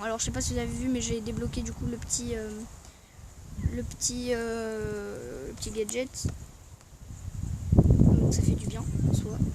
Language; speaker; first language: French; native; French